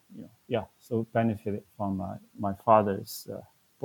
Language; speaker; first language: English; non-native, fluent; Chinese